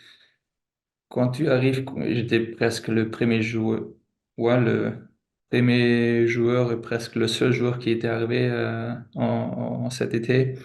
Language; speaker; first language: French; non-native, fluent; German